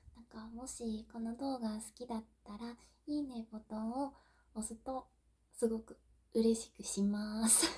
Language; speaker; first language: Japanese; non-native, learner; English